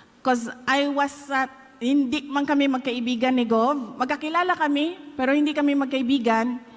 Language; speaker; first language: Filipino; non-native, local second language; Cebuano